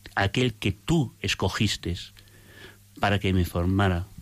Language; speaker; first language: Spanish; native; Spanish